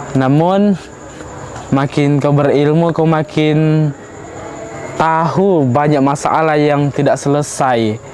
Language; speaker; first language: Malay; early bilingual, other home language; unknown